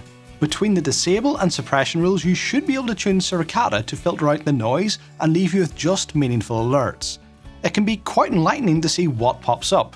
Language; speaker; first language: English; native; English